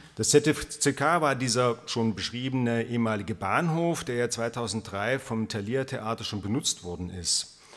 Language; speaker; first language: German; native; German